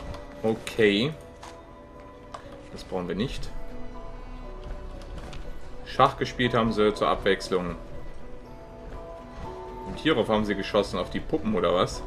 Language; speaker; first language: German; native; German